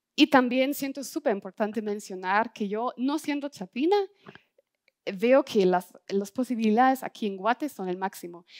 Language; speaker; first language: Spanish; non-native, fluent; German